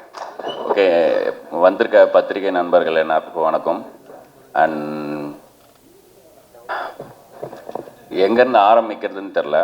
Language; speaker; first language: Tamil; native; Tamil